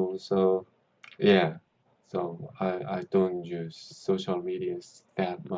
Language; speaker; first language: English; non-native, learner; Korean